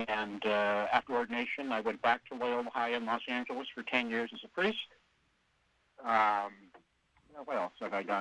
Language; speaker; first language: English; native; English